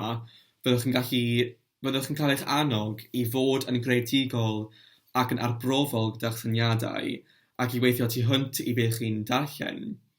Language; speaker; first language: Welsh; non-native, local second language; English